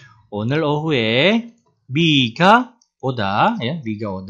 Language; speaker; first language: Korean; non-native, fluent; Indonesian